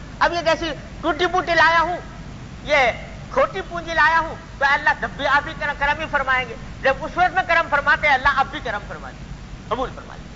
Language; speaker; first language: Urdu; native; Urdu